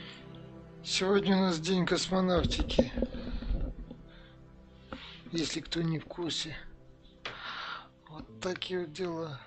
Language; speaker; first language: Russian; native; Russian